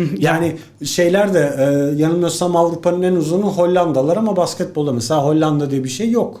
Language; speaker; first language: Turkish; early bilingual, other home language; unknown